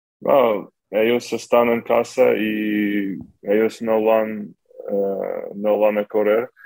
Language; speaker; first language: Spanish; non-native, learner; Ukrainian